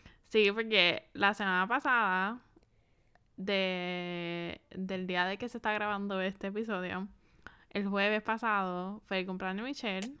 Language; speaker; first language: Spanish; early bilingual, other home language; English